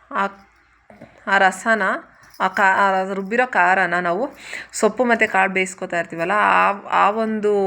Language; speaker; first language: Kannada; native; Kannada